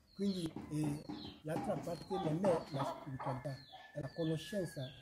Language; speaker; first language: Italian; non-native, fluent; Ewe